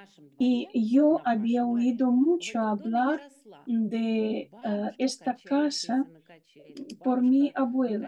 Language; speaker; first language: Spanish; non-native, fluent; Russian